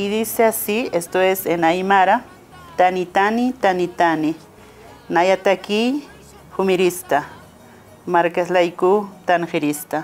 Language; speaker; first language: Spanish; non-native, local second language; Aymara